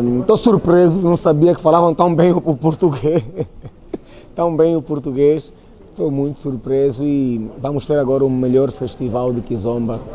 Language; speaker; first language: Portuguese; native; Portuguese